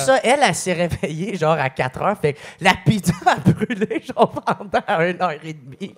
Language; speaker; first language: French; native; French